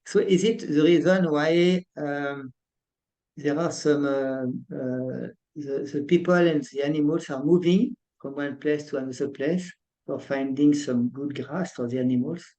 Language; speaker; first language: English; non-native, fluent; French